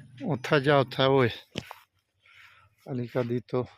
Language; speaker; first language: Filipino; non-native, learner; Punjabi